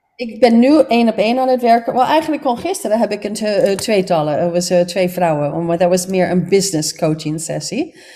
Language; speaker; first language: Dutch; non-native, fluent; English